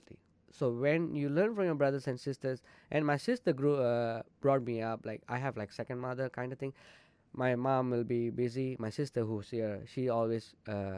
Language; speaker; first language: English; non-native, local second language; Tamil